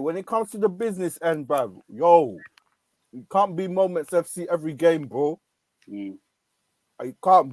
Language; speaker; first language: English; native; English